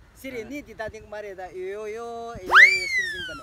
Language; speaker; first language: Tamil; non-native, learner; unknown